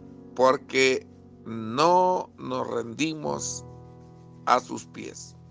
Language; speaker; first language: Spanish; native; Spanish